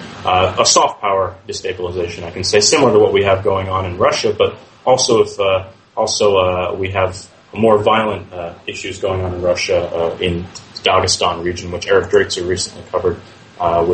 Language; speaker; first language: English; native; English